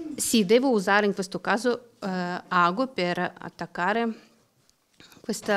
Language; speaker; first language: Italian; native; Italian